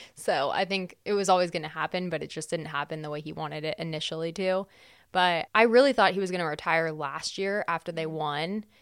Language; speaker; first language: English; native; English